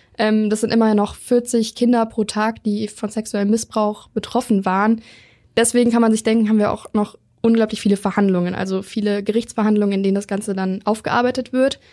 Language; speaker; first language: German; native; German